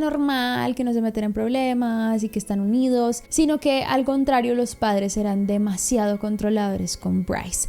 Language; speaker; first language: Spanish; native; Spanish